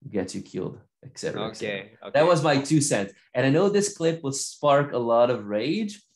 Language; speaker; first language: English; non-native, fluent; Italian